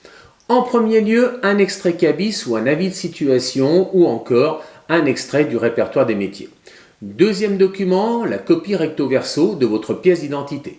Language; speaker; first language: French; native; French